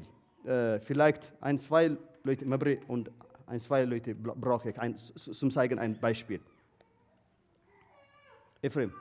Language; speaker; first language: German; non-native, learner; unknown